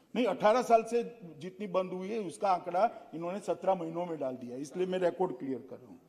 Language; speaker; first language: Hindi; non-native, local second language; Gujarati